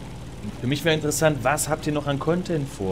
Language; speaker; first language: German; native; German